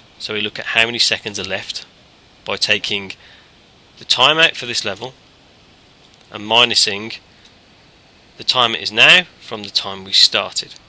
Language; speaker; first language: English; native; English